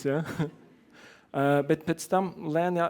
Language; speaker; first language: Latvian; non-native, learner; German